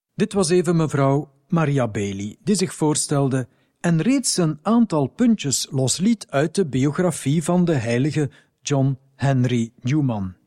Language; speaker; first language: Dutch; native; Dutch